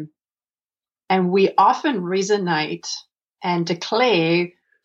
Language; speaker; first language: English; non-native, local second language; Afrikaans